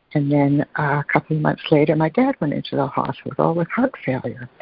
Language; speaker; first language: English; native; English